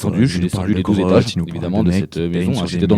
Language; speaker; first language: French; native; French